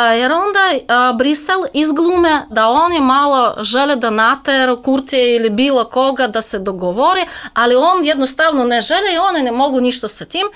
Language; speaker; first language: Serbian; non-native, fluent; Russian